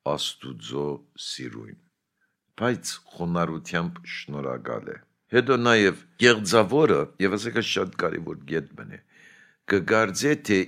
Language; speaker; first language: Armenian; early bilingual, heritage; Armenian